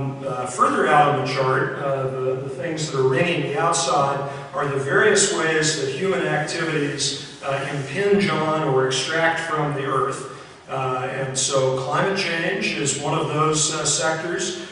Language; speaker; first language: English; native; English